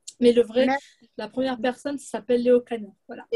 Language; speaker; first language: French; native; French